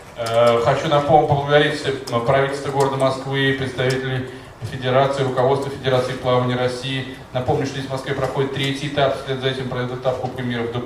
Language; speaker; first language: Russian; native; Russian